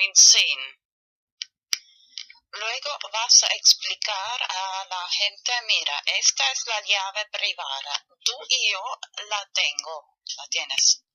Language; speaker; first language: Spanish; non-native, fluent; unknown